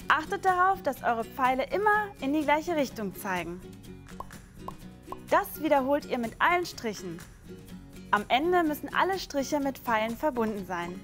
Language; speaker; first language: German; native; German